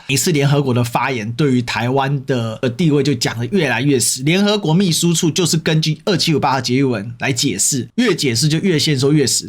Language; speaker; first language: Chinese; native; Chinese